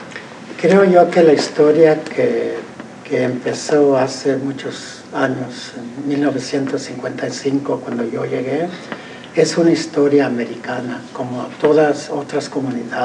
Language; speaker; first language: Spanish; early bilingual, heritage; Spanish